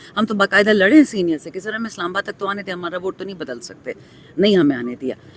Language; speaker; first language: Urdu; non-native, local second language; Pashto